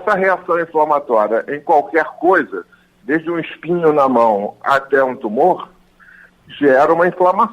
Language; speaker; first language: Portuguese; native; Portuguese